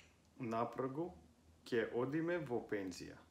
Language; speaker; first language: Macedonian; non-native, learner; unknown